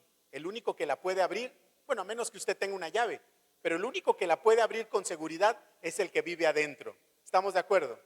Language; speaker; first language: Spanish; native; Spanish